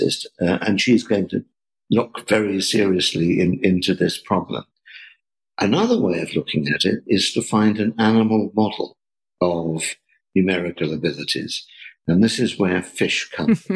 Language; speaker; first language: English; native; English